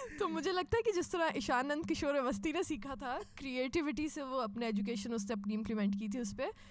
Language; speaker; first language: Urdu; native; Urdu